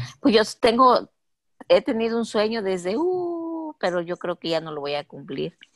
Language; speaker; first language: Spanish; native; Spanish